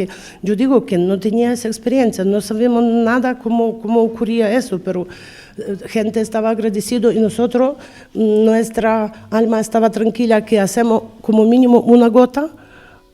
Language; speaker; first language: Spanish; non-native, learner; Ukrainian